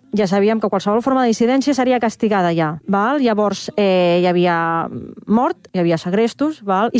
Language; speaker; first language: Catalan; native; Catalan